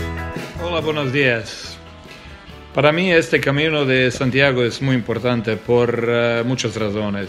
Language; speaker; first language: Spanish; non-native, learner; Croatian